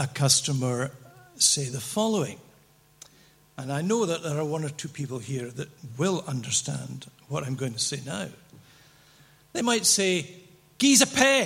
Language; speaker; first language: English; native; English